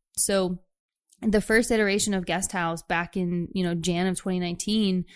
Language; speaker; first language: English; native; English